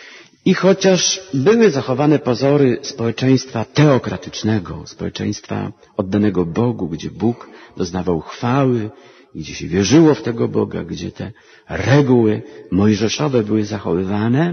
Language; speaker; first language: Polish; native; Polish